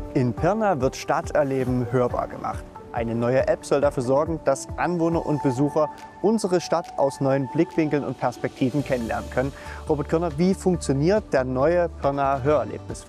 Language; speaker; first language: German; native; German